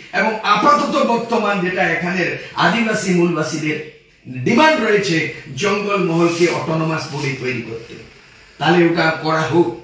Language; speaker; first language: Bangla; non-native, local second language; Santali